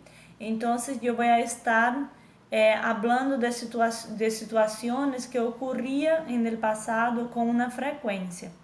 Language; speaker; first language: Spanish; non-native, fluent; Portuguese